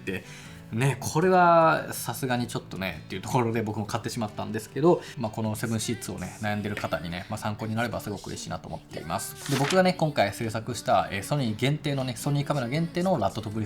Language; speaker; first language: Japanese; native; Japanese